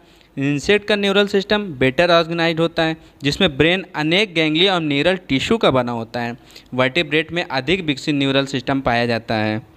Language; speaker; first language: Hindi; native; Hindi